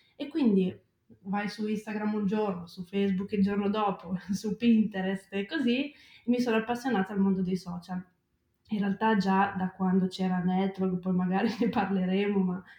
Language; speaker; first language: Italian; native; Italian